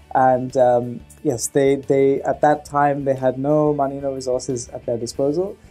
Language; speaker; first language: English; native; English